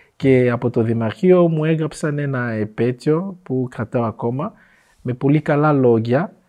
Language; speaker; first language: Greek; non-native, fluent; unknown